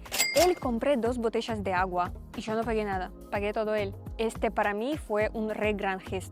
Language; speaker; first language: Spanish; non-native, learner; Russian